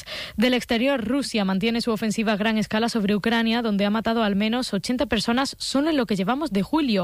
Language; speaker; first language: Spanish; native; Spanish